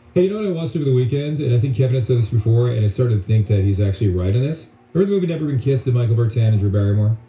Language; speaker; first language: English; native; English